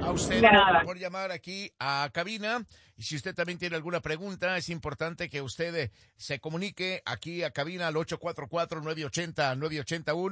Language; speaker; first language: Spanish; native; Spanish